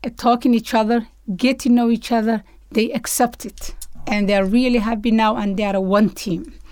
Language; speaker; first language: English; non-native, learner; Somali